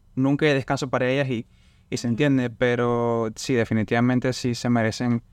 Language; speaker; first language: Spanish; native; Spanish